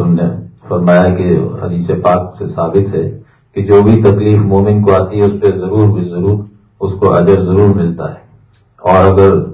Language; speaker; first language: Urdu; native; Urdu